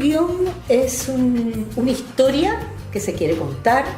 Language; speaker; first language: Spanish; native; Spanish